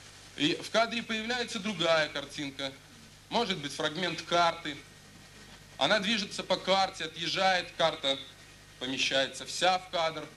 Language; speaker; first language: Russian; native; Russian